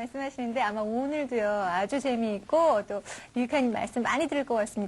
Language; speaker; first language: Korean; native; Korean